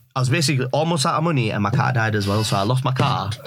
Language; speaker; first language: English; early bilingual, other home language; Urdu